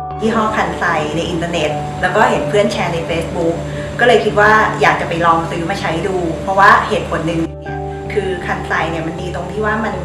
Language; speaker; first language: Thai; native; Thai